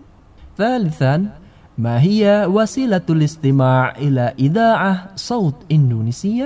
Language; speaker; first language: Arabic; non-native, fluent; Indonesian